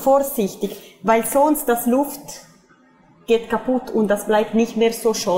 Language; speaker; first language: German; non-native, fluent; Italian